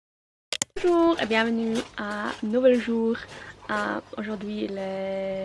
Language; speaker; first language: French; non-native, learner; Norwegian